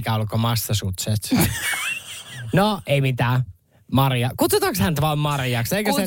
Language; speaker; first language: Finnish; native; Finnish